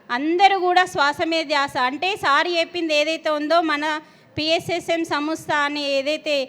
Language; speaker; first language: Telugu; native; Telugu